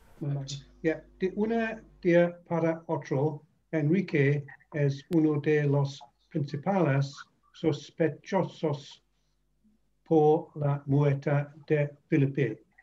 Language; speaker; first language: Spanish; non-native, fluent; English